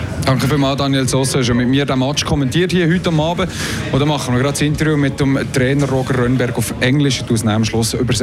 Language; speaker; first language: German; native; German